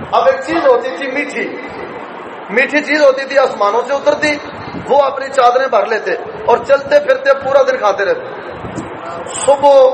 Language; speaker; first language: Urdu; non-native, local second language; Punjabi